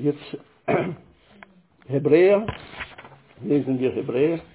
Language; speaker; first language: German; non-native, fluent; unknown